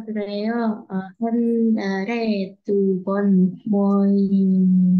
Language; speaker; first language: Korean; non-native, learner; Indonesian